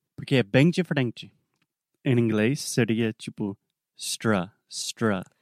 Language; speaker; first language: Portuguese; non-native, fluent; English